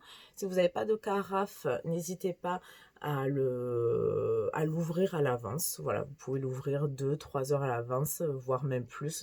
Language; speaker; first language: French; native; French